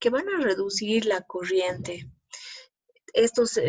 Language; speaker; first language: Spanish; native; Spanish